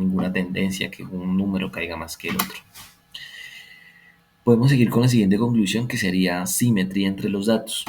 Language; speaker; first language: Spanish; native; Spanish